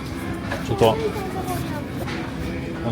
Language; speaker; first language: Japanese; non-native, fluent; French